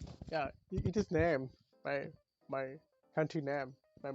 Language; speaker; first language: English; non-native, learner; Bangla